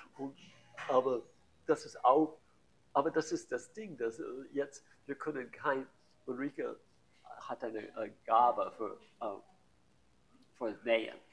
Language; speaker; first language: German; non-native, learner; English